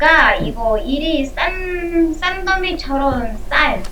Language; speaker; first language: Korean; non-native, learner; Vietnamese